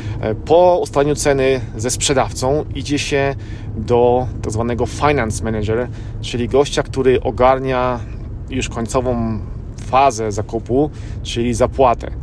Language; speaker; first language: Polish; native; Polish